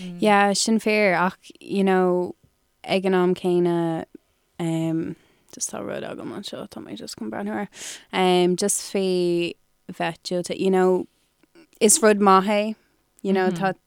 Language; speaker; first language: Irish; non-native, local second language; English